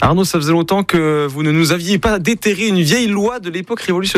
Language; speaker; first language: French; native; French